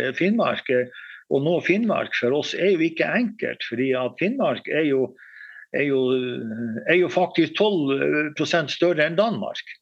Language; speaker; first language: Norwegian; native; Norwegian